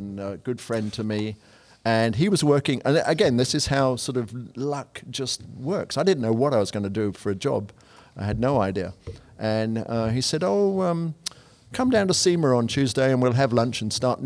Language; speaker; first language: English; native; English